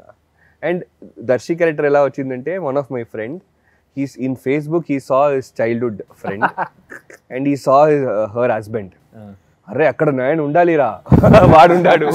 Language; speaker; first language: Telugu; non-native, learner; Tamil